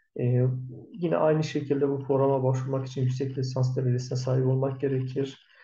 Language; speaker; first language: Turkish; native; Turkish